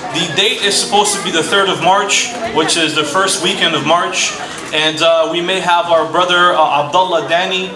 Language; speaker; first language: English; non-native, fluent; Portuguese